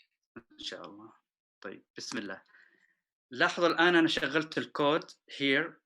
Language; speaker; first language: Arabic; native; Arabic